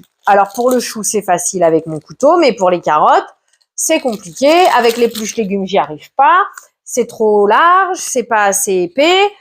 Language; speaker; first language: French; native; French